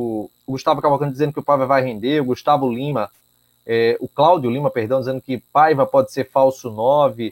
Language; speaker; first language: Portuguese; native; Portuguese